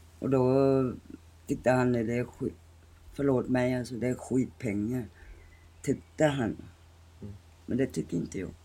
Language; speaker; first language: Swedish; non-native, fluent; Thai